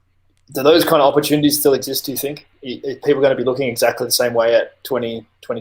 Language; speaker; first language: English; native; English